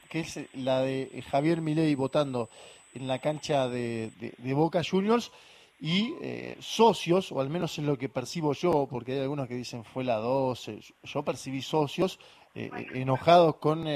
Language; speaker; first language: Spanish; native; Spanish